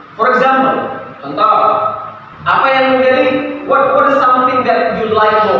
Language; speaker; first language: English; non-native, learner; Indonesian